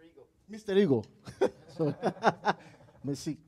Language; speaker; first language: French; non-native, learner; Spanish